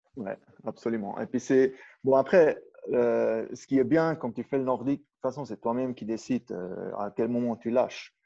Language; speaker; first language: French; non-native, local second language; Swiss German